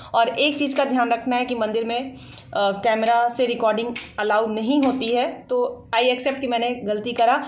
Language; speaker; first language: Hindi; native; Hindi